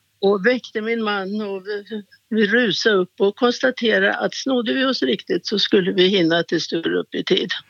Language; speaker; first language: Swedish; native; Swedish